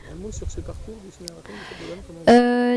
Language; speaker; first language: French; native; French